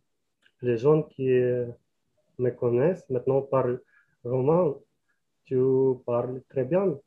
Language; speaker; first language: French; non-native, learner; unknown